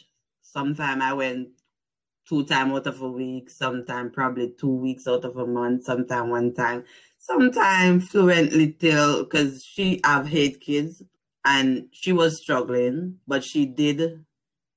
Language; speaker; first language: English; non-native, local second language; Jamaican Creole English